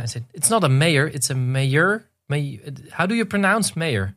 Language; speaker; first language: English; non-native, fluent; Dutch